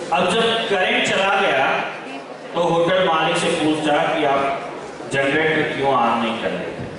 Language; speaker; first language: Hindi; non-native, local second language; Kannada